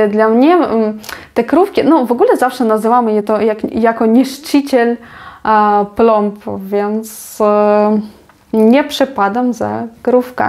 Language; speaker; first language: Polish; non-native, fluent; Ukrainian